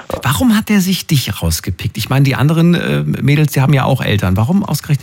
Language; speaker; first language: German; native; German